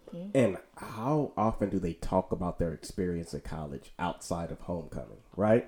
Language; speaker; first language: English; native; English